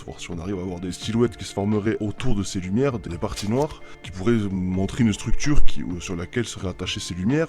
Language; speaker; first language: French; native; French